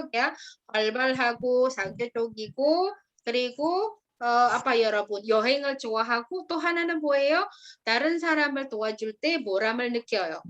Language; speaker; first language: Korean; non-native, fluent; Indonesian